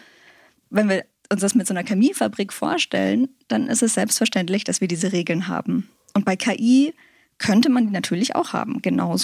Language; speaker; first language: German; native; German